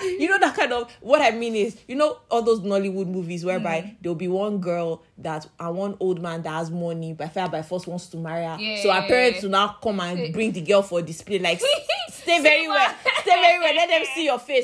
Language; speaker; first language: English; non-native, local second language; Yoruba